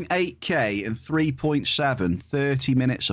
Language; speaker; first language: English; native; English